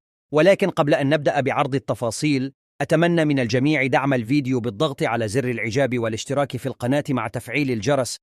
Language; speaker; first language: Arabic; native; Arabic